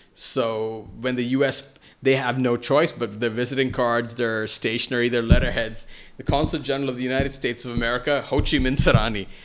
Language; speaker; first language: English; non-native, local second language; Malayalam